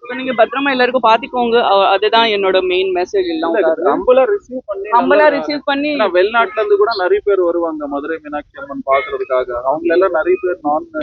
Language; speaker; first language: Tamil; non-native, learner; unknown